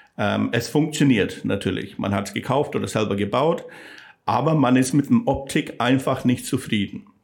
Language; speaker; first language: German; non-native, fluent; English